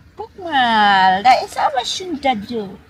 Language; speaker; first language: German; non-native, learner; Filipino